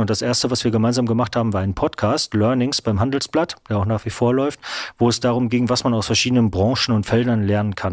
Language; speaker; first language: German; native; German